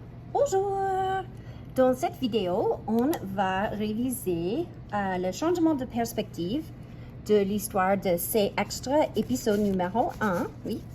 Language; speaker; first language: French; non-native, fluent; English